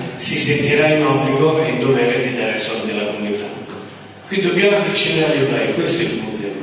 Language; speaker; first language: Italian; early bilingual, other home language; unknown